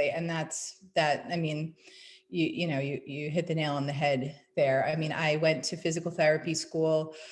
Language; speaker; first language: English; native; English